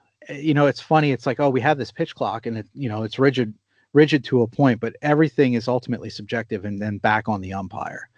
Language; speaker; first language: English; native; English